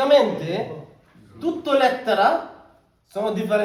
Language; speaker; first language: Italian; non-native, learner; Bangla